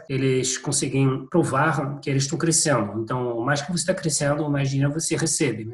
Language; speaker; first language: Portuguese; non-native, fluent; French